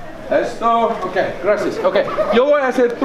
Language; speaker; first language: Spanish; non-native, learner; English